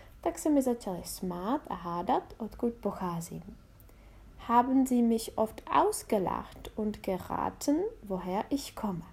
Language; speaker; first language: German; non-native, fluent; Czech